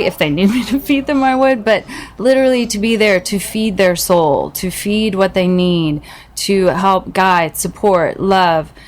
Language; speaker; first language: English; native; English